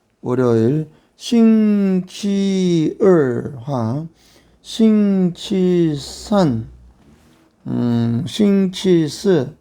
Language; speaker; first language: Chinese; non-native, learner; Korean